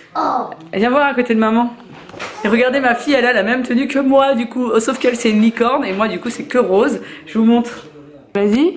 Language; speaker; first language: French; native; French